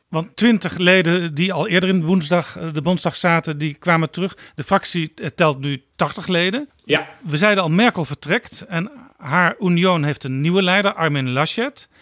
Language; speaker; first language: Dutch; native; Dutch